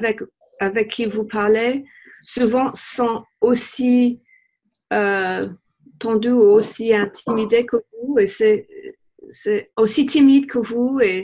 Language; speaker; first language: French; non-native, fluent; English